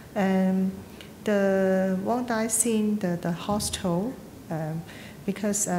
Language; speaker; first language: English; non-native, local second language; Cantonese